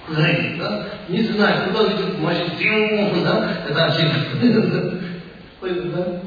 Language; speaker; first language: Russian; non-native, learner; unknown